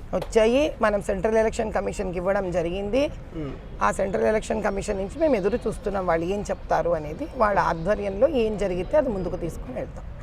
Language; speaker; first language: Telugu; native; Telugu